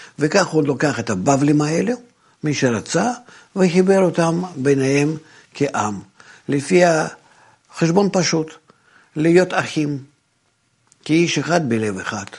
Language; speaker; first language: Hebrew; non-native, fluent; Russian